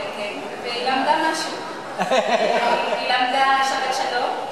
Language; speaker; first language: Hebrew; non-native, learner; French